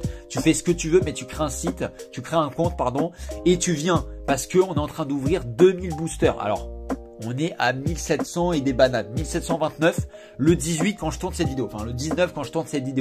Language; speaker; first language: French; native; French